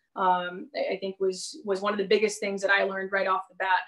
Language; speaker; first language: English; native; English